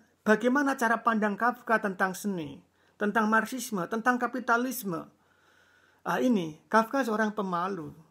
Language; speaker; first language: Indonesian; native; Indonesian